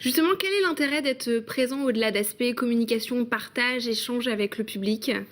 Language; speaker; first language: French; native; French